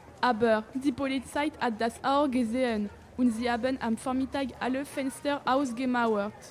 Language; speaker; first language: German; non-native, learner; French